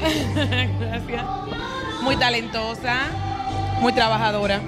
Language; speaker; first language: Spanish; non-native, learner; Italian